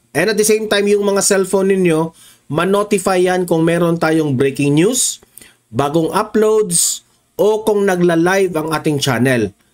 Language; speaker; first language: Filipino; non-native, local second language; Cebuano